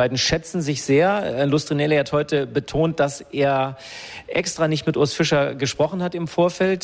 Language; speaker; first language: German; native; German